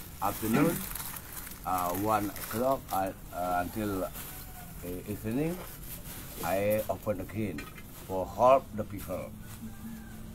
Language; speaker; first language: English; non-native, learner; Balinese